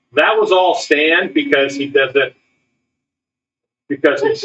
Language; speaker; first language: English; native; English